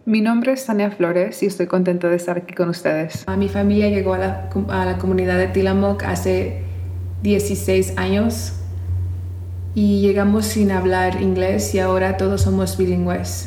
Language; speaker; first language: Spanish; early bilingual, other home language; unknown